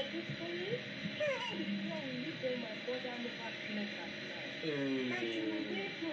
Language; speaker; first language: English; non-native, local second language; Yoruba